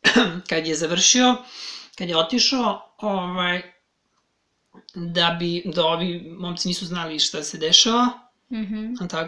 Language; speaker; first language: Serbian; native; Serbian